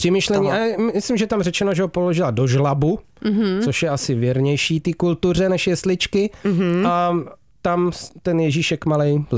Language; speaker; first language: Czech; native; Czech